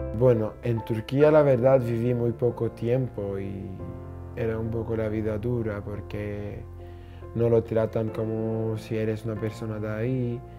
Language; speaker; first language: Spanish; non-native, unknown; Arabic